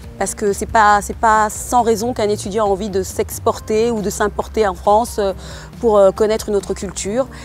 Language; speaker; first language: French; native; French